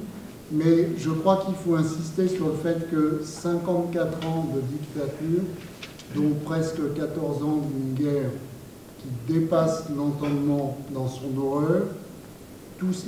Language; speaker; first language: French; native; French